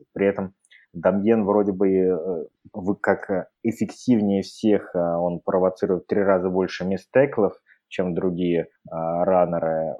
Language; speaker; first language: Russian; native; Russian